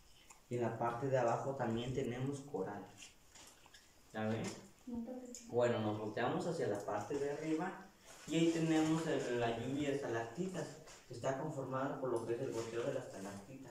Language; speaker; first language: Spanish; native; Spanish